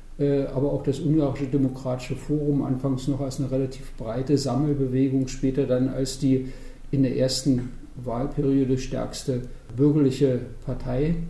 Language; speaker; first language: German; native; German